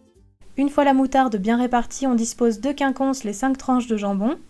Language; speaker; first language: French; native; French